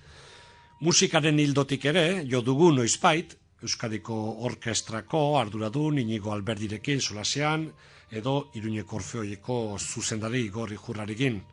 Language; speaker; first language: Basque; native; Basque